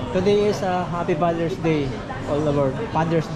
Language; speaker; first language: English; non-native, local second language; Filipino